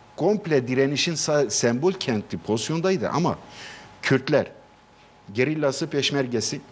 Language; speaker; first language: Turkish; non-native, local second language; Kurdish